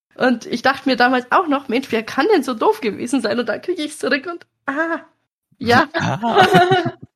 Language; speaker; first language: German; native; German